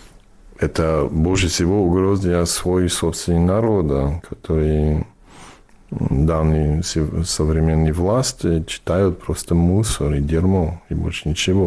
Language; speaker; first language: Russian; non-native, fluent; English